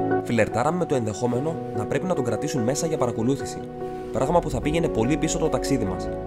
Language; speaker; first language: Greek; native; Greek